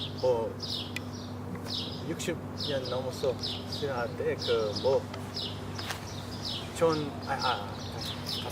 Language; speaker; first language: Korean; non-native, learner; English